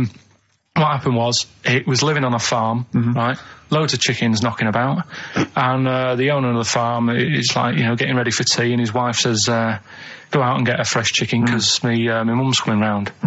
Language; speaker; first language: English; native; English